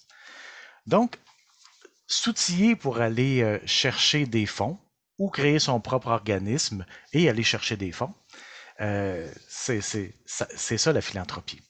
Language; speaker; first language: French; native; French